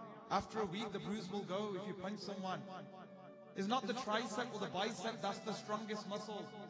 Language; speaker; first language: English; early bilingual, other home language; Punjabi